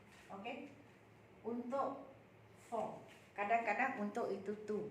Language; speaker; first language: Malay; non-native, local second language; Chinese